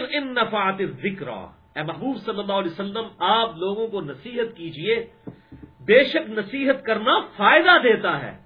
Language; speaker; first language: Urdu; non-native, local second language; Punjabi